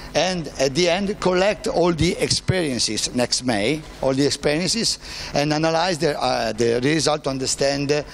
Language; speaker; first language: English; non-native, fluent; Italian